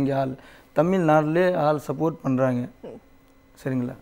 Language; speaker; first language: Tamil; non-native, local second language; Hindi